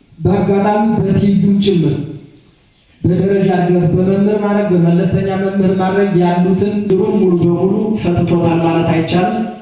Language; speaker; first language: Amharic; native; Amharic